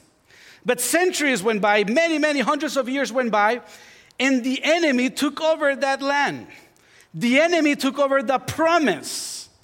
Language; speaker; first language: English; non-native, fluent; Spanish